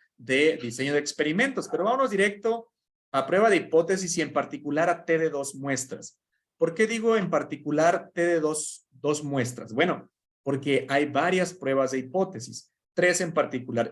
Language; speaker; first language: Spanish; native; Spanish